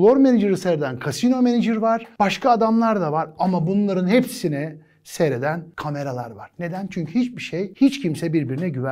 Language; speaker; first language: Turkish; native; Turkish